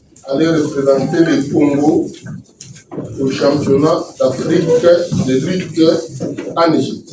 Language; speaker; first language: French; non-native, local second language; Lingala